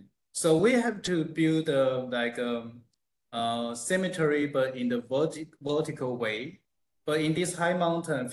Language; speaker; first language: English; non-native, fluent; Chinese